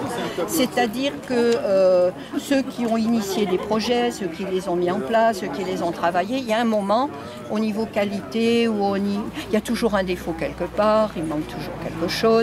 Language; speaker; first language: French; native; French